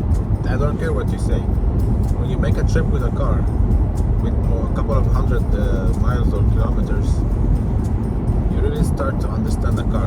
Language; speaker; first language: English; non-native, fluent; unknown